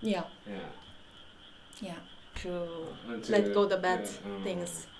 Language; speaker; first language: English; non-native, fluent; Korean